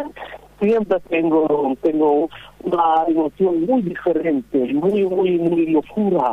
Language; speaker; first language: Spanish; non-native, learner; Bangla